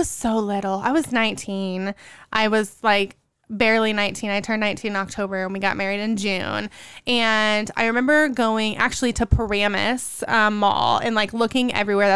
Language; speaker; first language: English; native; English